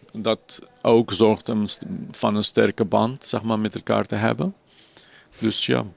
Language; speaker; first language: Dutch; non-native, fluent; Arabic